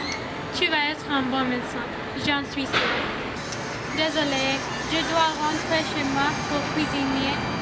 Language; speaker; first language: French; non-native, learner; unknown